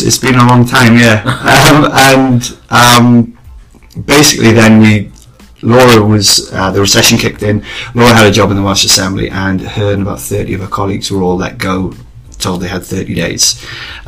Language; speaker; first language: English; native; English